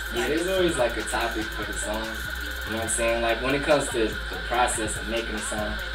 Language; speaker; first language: English; native; English